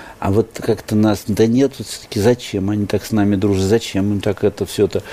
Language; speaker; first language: Russian; native; Russian